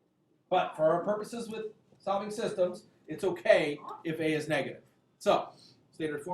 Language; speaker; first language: English; native; English